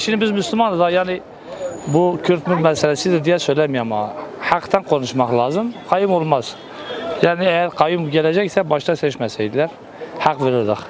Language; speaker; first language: Turkish; non-native, local second language; Kurdish